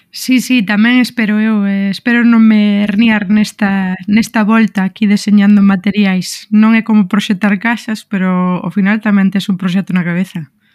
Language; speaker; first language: Galician; non-native, local second language; Spanish